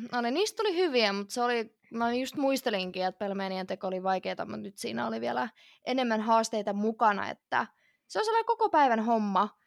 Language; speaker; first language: Finnish; early bilingual, other home language; Russian